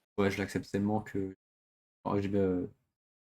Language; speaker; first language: French; native; French